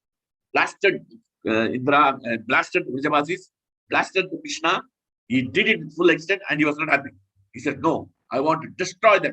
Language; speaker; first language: English; non-native, local second language; Hindi